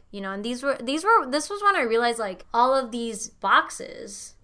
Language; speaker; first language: English; non-native, fluent; Indonesian